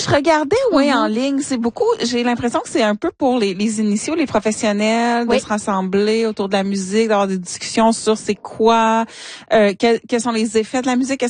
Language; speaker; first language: French; native; French